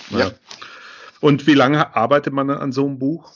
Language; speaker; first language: German; native; German